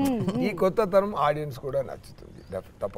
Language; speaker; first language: Telugu; non-native, learner; Tamil